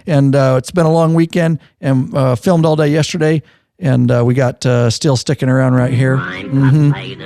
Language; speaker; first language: English; native; English